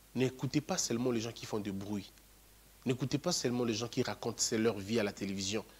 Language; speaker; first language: French; non-native, local second language; Lingala